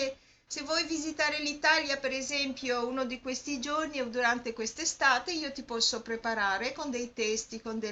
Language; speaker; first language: Italian; non-native, fluent; French